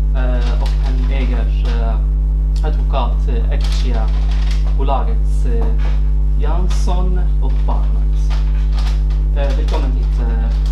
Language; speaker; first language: Swedish; non-native, fluent; Arabic